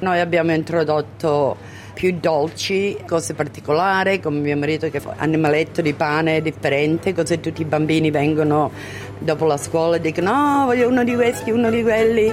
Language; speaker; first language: Italian; early bilingual, other home language; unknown